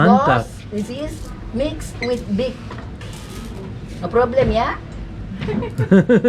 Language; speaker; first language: English; non-native, learner; Indonesian